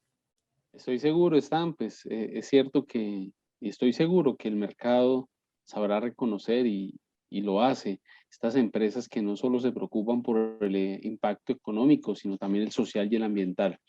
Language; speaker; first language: Spanish; native; Spanish